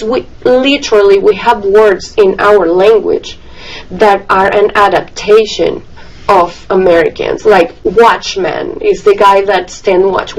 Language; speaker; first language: English; non-native, fluent; Spanish